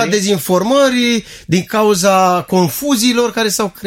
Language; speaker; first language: Romanian; native; Romanian